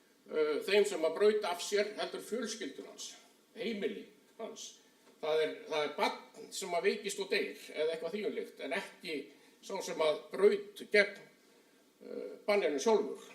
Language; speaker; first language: Icelandic; native; Icelandic